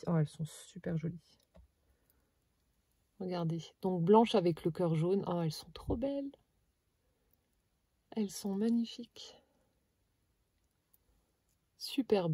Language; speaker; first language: French; native; French